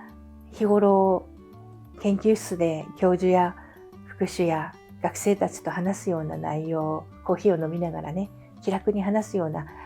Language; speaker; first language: Japanese; native; Japanese